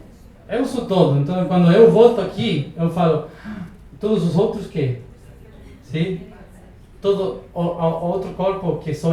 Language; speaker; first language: Portuguese; non-native, learner; Spanish